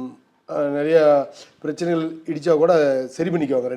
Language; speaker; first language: Tamil; native; Tamil